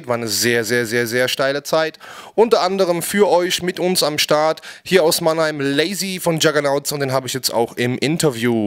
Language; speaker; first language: German; native; German